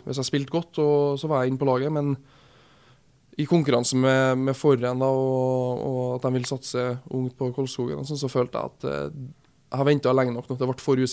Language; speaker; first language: Norwegian; native; Norwegian